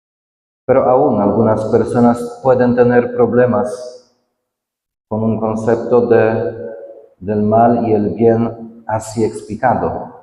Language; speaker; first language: Spanish; non-native, fluent; Polish